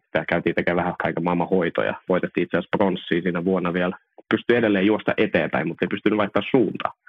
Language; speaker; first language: Finnish; early bilingual, other home language; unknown